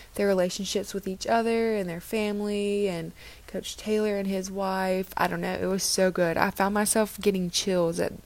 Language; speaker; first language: English; native; English